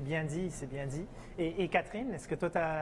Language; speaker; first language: French; native; French